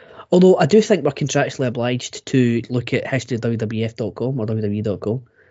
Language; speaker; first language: English; native; English